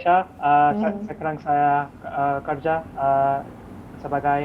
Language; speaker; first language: Indonesian; non-native, fluent; English